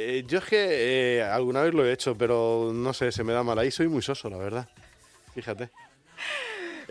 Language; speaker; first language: Spanish; native; Spanish